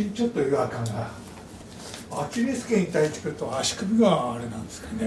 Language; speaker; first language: Japanese; native; Japanese